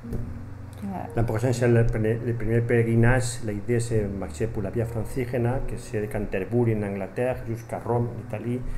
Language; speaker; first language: French; non-native, fluent; Spanish